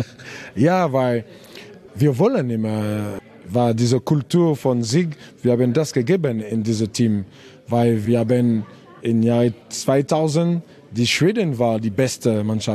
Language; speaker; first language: German; non-native, learner; French